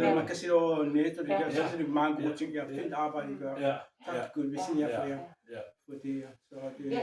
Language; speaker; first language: Danish; non-native, fluent; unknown